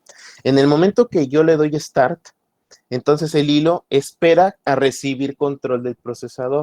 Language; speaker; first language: Spanish; native; Spanish